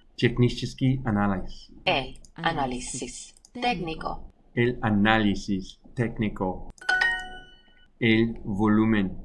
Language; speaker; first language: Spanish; non-native, learner; English